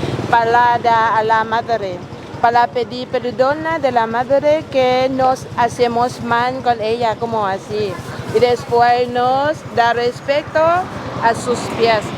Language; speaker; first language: Spanish; non-native, learner; Thai